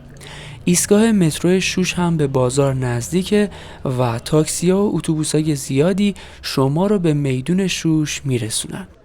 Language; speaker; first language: Persian; native; Persian